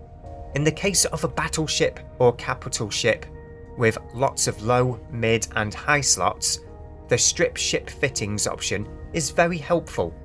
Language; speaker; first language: English; native; English